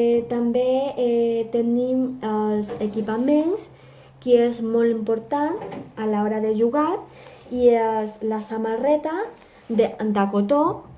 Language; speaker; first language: Catalan; non-native, learner; Spanish